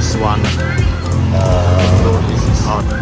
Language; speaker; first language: English; non-native, learner; Khmer